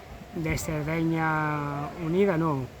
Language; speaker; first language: Spanish; native; Spanish